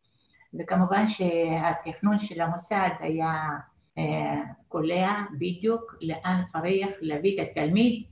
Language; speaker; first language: Hebrew; non-native, fluent; Arabic